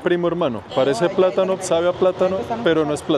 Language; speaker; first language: Spanish; native; Spanish